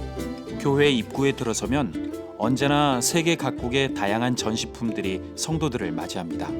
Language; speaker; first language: Korean; native; Korean